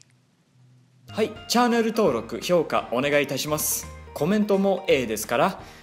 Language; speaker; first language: Japanese; non-native, fluent; English